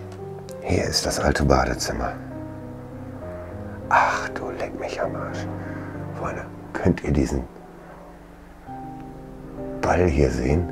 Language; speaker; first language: German; native; German